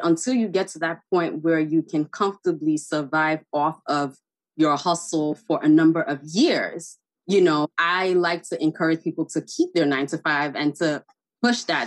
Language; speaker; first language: English; non-native, local second language; Igbo